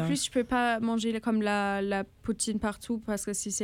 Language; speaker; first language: French; non-native, fluent; German